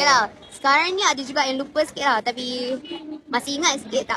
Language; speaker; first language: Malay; non-native, fluent; Vietnamese